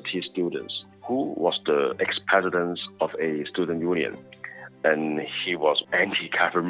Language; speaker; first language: English; non-native, local second language; Cantonese